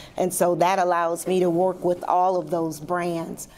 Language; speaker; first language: English; native; English